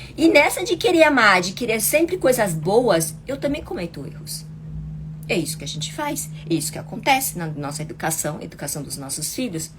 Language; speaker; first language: Portuguese; early bilingual, other home language; Chinese